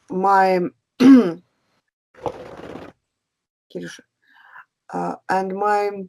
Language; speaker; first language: English; non-native, learner; Russian